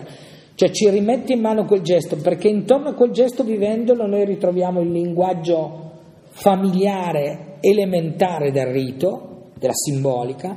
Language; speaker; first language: Italian; native; Italian